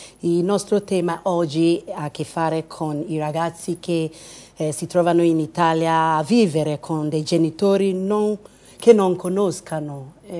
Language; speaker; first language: Italian; non-native, fluent; Akan